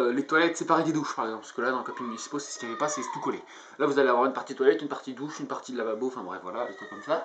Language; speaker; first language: French; native; French